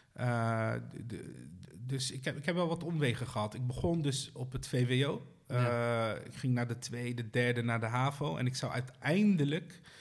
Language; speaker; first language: Dutch; early bilingual, other home language; Arabic